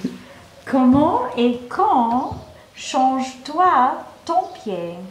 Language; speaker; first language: French; non-native, learner; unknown